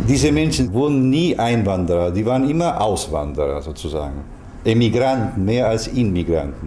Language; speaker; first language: German; early bilingual, heritage; German